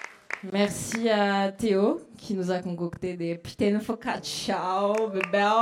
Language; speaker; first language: French; native; French